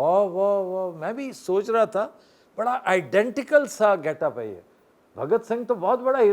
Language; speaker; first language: Urdu; native; Urdu